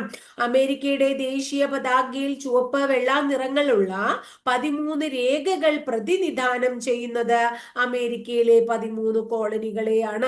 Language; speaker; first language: Malayalam; native; Malayalam